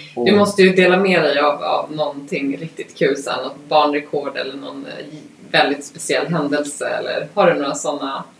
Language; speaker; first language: Swedish; native; Swedish